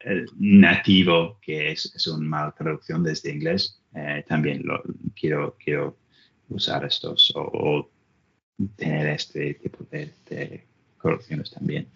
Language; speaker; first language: Spanish; non-native, learner; English